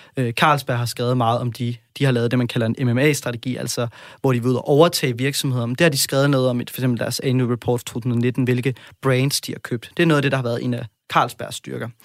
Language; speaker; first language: Danish; native; Danish